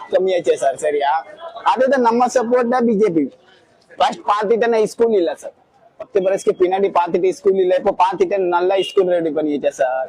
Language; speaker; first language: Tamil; non-native, local second language; Hindi